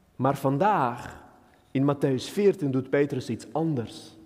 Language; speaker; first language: Dutch; non-native, fluent; Armenian